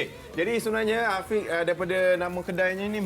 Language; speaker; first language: Malay; native; Malay